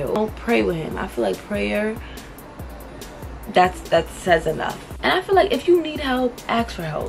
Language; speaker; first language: English; native; English